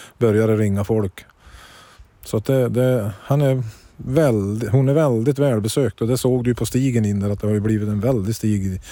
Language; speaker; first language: Swedish; native; Swedish